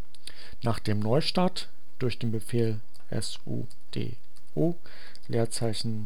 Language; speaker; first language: German; native; German